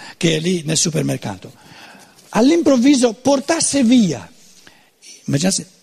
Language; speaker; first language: Italian; non-native, fluent; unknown